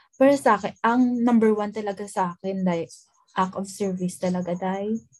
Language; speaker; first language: Filipino; non-native, local second language; Hiligaynon